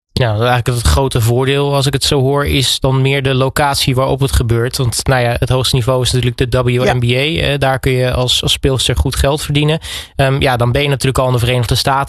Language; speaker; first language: Dutch; native; Dutch